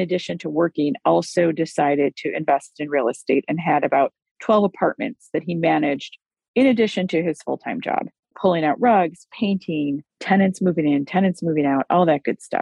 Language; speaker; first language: English; native; English